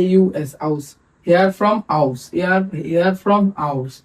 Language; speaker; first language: German; non-native, learner; Bangla